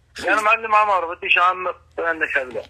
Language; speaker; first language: Arabic; native; Arabic